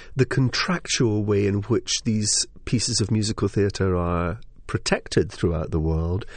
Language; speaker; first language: English; native; English